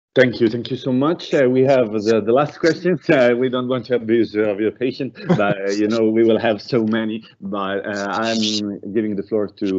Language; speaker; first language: English; non-native, fluent; Italian